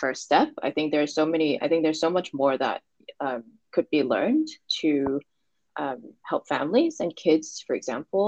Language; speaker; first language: English; non-native, local second language; Cantonese